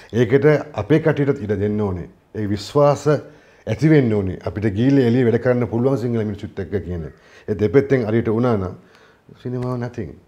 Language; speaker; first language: Sinhala; non-native, local second language; Tamil